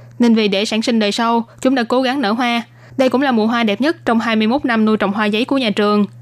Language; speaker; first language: Vietnamese; native; Vietnamese